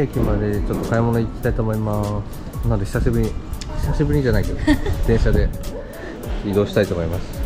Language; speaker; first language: Japanese; native; Japanese